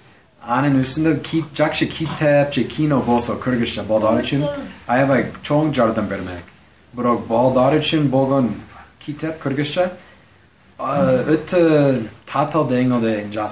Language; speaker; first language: Kyrgyz; non-native, learner; English